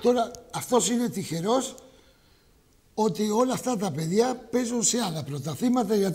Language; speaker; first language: Greek; early bilingual, heritage; Greek